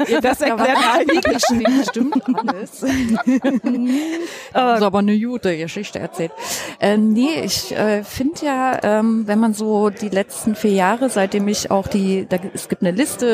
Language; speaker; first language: German; native; German